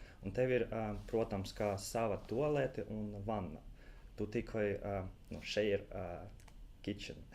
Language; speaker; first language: Latvian; non-native, local second language; Russian